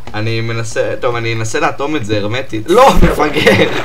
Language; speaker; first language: Hebrew; native; Hebrew